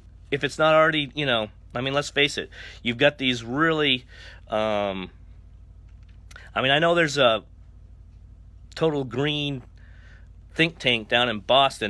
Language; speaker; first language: English; native; English